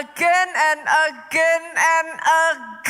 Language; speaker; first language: English; non-native, fluent; Indonesian